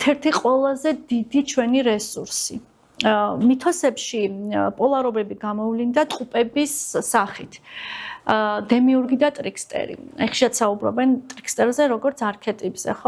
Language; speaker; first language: Georgian; native; Georgian